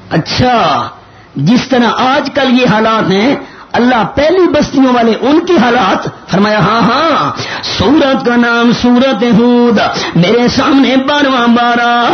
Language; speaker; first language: Urdu; non-native, local second language; Punjabi